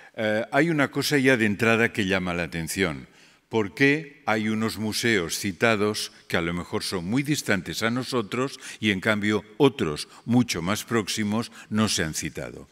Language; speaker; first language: Spanish; non-native, local second language; Catalan